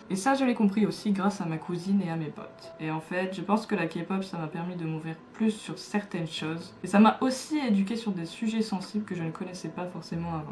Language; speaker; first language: French; native; French